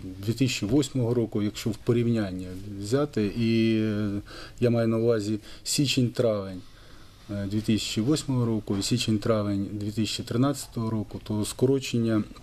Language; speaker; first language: Ukrainian; native; Ukrainian